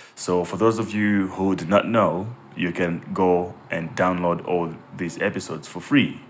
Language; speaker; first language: English; non-native, local second language; Nyanja